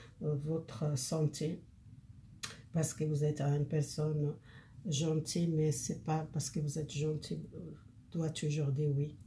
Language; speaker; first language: French; non-native, fluent; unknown